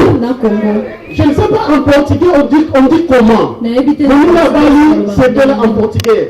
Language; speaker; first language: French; non-native, local second language; Lingala